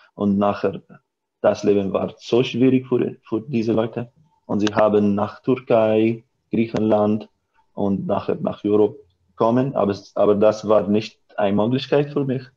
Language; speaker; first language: German; non-native, learner; Arabic